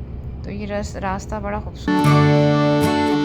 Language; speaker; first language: Hindi; native; Hindi